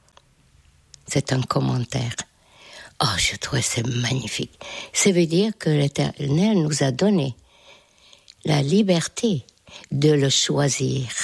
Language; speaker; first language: French; non-native, fluent; Hungarian